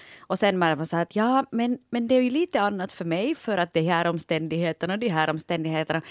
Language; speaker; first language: Swedish; native; Swedish